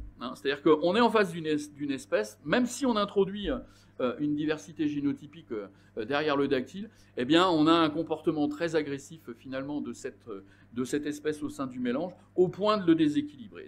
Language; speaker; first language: French; native; French